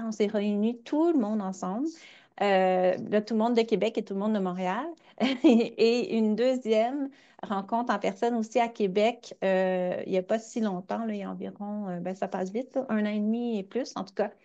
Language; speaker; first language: French; native; French